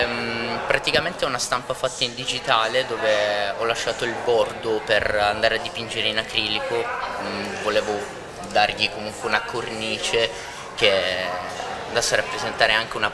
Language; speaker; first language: Italian; native; Italian